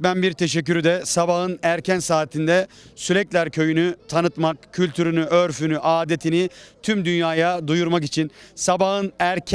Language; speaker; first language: Turkish; native; Turkish